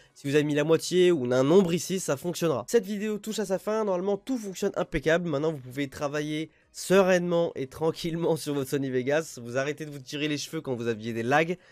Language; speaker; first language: French; native; French